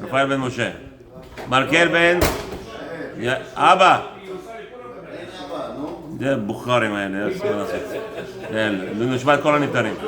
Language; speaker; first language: Hebrew; early bilingual, heritage; English